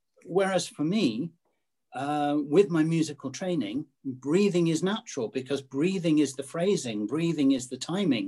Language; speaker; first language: English; native; English